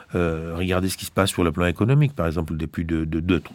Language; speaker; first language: French; non-native, fluent; Greek